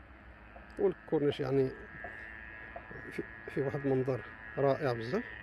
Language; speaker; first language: Arabic; native; Arabic